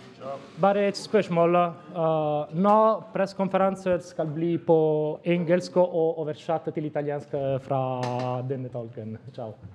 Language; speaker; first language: Norwegian; non-native, fluent; Italian